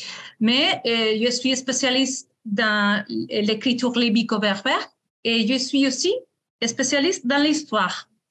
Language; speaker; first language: French; non-native, fluent; Spanish